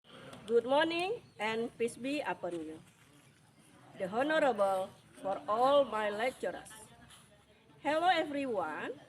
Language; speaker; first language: English; non-native, learner; Indonesian